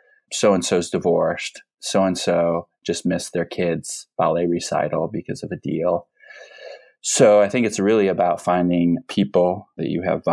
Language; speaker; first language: English; native; English